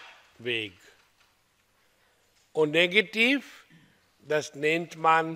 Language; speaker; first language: German; non-native, learner; Hindi